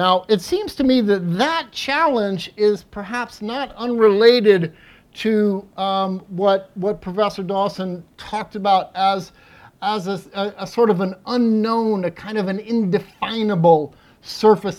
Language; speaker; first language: English; native; English